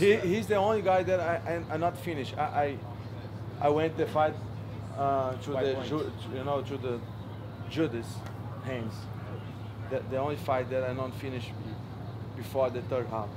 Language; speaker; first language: English; non-native, learner; Portuguese